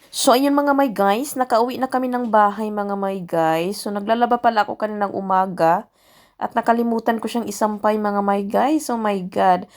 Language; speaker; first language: Filipino; native; Filipino